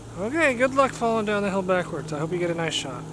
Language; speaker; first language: English; native; English